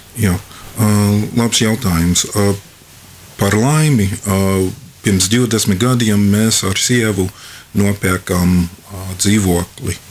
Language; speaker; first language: Latvian; non-native, fluent; English